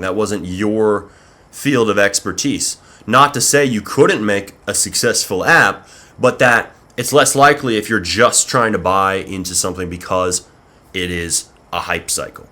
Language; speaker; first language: English; native; English